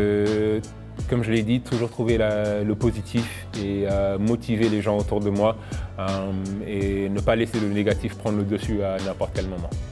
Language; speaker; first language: French; non-native, local second language; Wolof